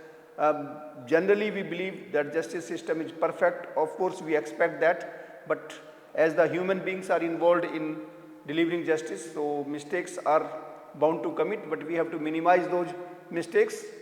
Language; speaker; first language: English; non-native, local second language; Hindi